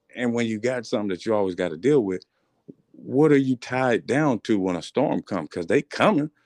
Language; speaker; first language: English; native; English